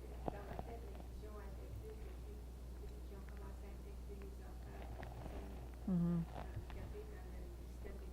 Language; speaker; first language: French; native; French